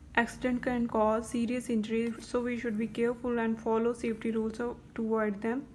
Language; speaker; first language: English; non-native, local second language; Punjabi